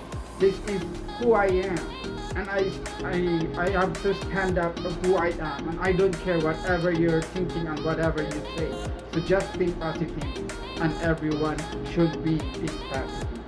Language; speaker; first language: English; non-native, local second language; Filipino